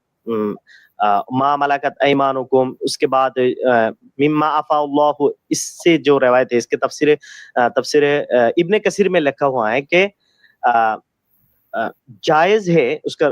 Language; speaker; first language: Hindi; non-native, learner; Bangla